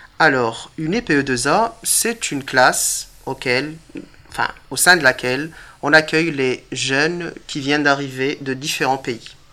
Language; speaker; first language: French; early bilingual, other home language; Arabic